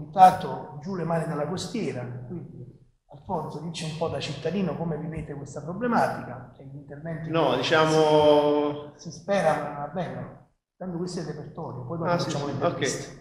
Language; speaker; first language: Italian; native; Italian